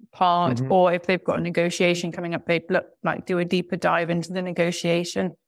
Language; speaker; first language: English; native; English